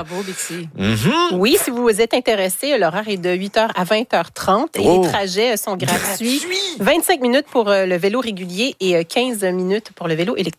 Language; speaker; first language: French; native; French